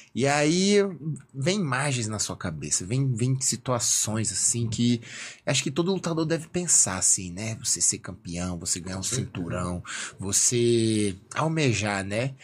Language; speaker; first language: Portuguese; native; Portuguese